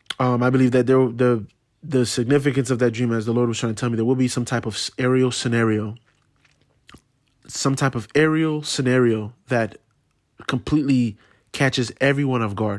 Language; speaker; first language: English; native; English